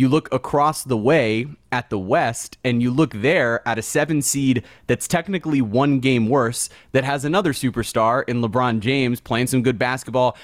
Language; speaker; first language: English; native; English